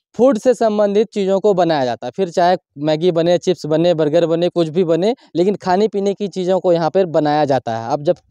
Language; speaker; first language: Hindi; native; Hindi